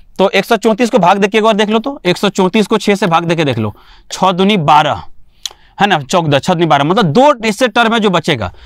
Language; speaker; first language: Hindi; native; Hindi